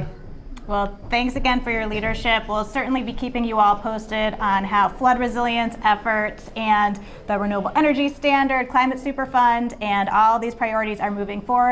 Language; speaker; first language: English; native; English